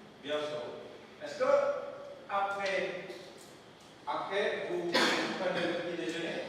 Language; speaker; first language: French; non-native, fluent; Indonesian